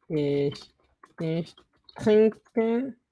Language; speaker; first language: German; non-native, learner; English